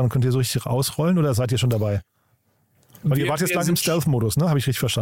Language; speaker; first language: German; native; German